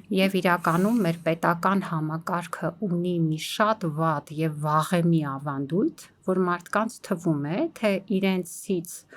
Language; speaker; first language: Armenian; native; Armenian